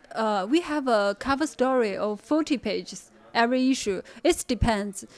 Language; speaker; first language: English; non-native, fluent; Chinese